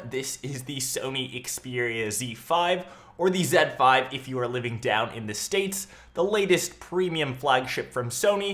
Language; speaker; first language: English; native; English